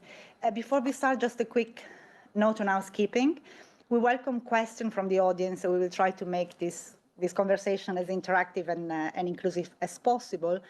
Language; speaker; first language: English; non-native, fluent; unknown